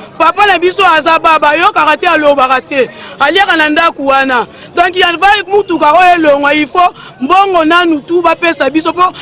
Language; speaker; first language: Lingala; non-native, local second language; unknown